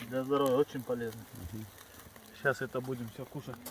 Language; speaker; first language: Russian; non-native, learner; Kyrgyz